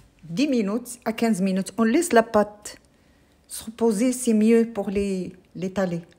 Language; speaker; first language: French; non-native, local second language; Arabic